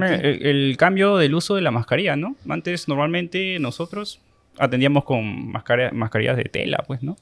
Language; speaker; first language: Spanish; native; Spanish